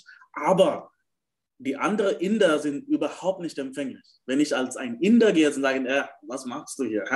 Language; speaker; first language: German; non-native, fluent; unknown